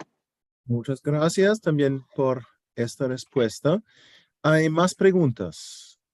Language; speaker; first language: Spanish; non-native, fluent; German